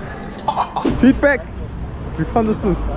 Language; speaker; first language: German; native; German